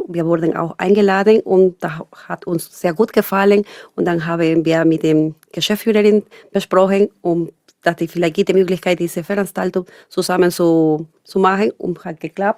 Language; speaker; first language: German; non-native, learner; Spanish